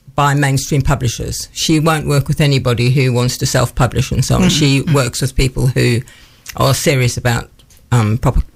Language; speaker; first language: English; native; English